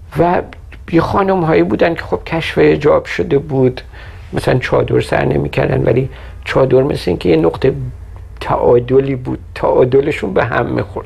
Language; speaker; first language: Persian; native; Persian